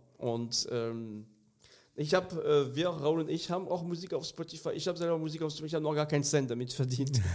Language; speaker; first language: German; non-native, fluent; French